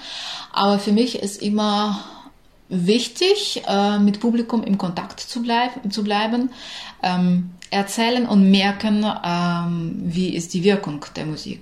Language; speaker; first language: German; non-native, fluent; Ukrainian